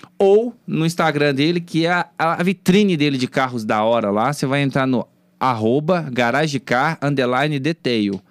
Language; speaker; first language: Portuguese; native; Portuguese